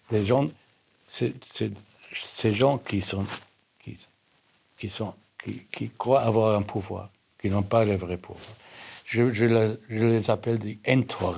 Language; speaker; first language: French; non-native, fluent; German